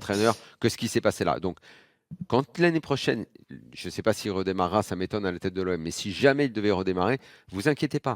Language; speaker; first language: French; native; French